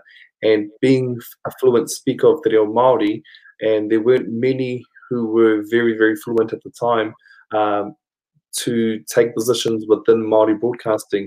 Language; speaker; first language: English; non-native, local second language; Māori